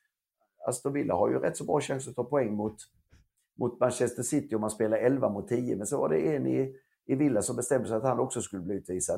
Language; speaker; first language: Swedish; native; Swedish